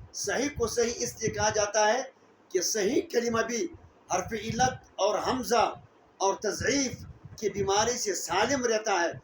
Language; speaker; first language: Urdu; non-native, local second language; Pashto